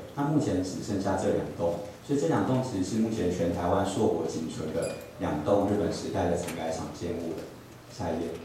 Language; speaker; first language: Chinese; native; Chinese